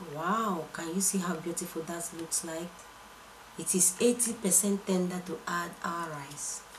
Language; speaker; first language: English; non-native, local second language; Igbo